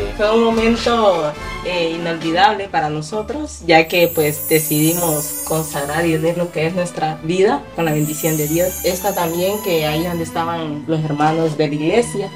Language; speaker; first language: Spanish; native; Spanish